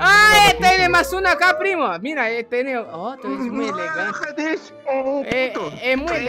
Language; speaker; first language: Spanish; non-native, learner; Portuguese